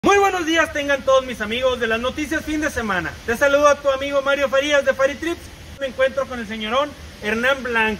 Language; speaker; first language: Spanish; native; Spanish